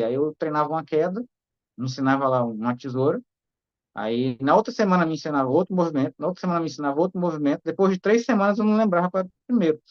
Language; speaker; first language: Portuguese; native; Portuguese